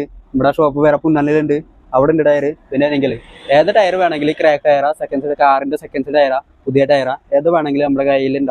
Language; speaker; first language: Malayalam; non-native, local second language; Hindi